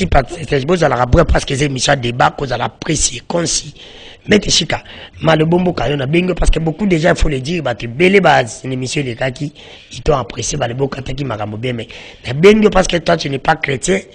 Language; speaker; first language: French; non-native, local second language; Lingala